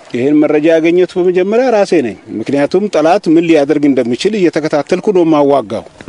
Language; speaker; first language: Amharic; non-native, local second language; Oromo